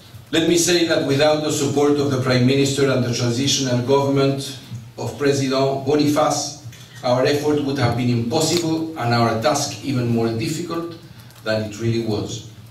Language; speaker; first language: English; non-native, fluent; Spanish